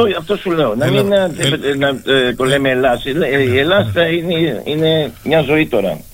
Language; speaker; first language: Greek; early bilingual, heritage; Greek